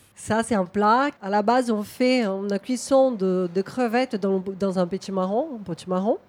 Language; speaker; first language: French; non-native, fluent; Portuguese